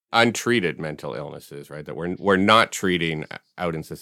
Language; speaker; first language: English; native; English